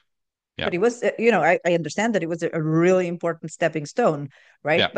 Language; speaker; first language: English; non-native, fluent; Portuguese